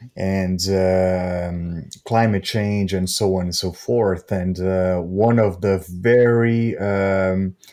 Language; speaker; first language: English; non-native, fluent; Portuguese